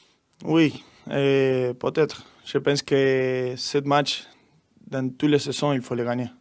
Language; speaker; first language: French; non-native, learner; Spanish